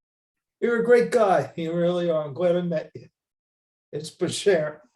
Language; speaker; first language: English; native; English